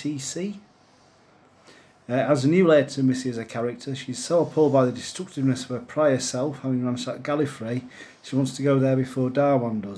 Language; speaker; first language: English; native; English